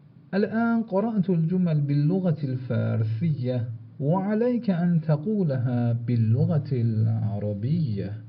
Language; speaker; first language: Arabic; non-native, fluent; Persian